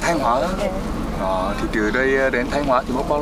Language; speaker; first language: Vietnamese; non-native, fluent; Korean